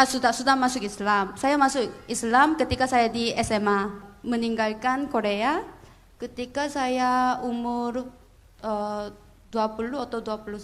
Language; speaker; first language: Indonesian; non-native, learner; Korean